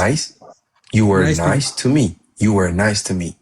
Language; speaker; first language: English; non-native, fluent; Amharic